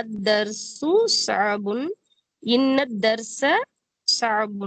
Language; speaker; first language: Arabic; non-native, learner; Tamil